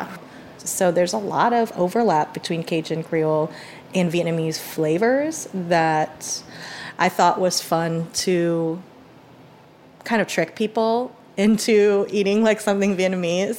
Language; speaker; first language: English; native; English